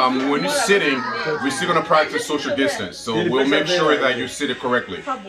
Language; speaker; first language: English; early bilingual, other home language; French